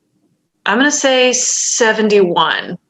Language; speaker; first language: English; native; English